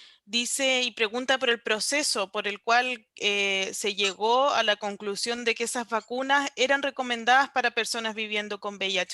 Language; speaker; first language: Spanish; native; Spanish